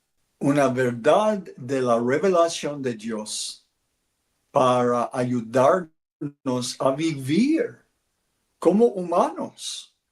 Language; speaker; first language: Spanish; non-native, learner; English